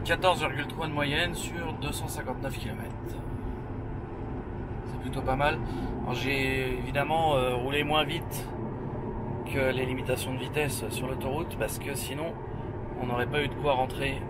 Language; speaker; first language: French; native; French